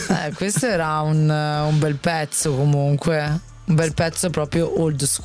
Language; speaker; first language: Italian; native; Italian